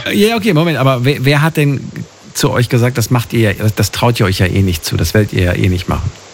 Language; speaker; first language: German; native; German